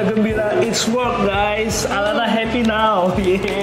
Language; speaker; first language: English; non-native, fluent; Indonesian